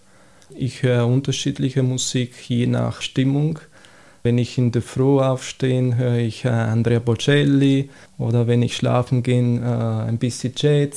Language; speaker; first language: German; non-native, fluent; Italian